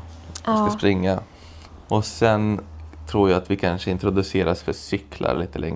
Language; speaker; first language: Swedish; native; Swedish